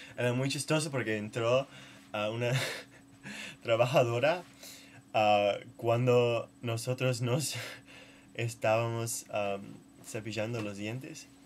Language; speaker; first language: Spanish; non-native, learner; English